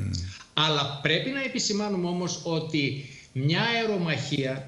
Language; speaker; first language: Greek; native; Greek